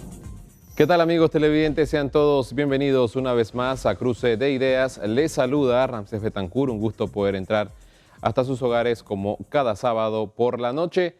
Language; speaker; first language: Spanish; native; Spanish